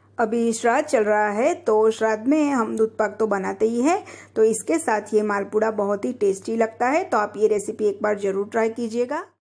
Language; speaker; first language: Hindi; non-native, local second language; Gujarati